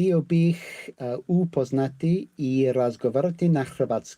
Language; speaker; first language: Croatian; non-native, learner; English